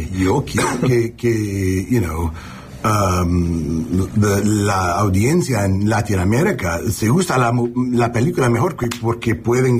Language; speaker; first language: Spanish; early bilingual, heritage; English